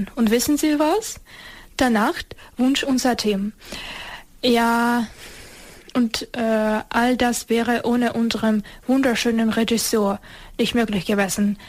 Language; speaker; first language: German; non-native, learner; Ukrainian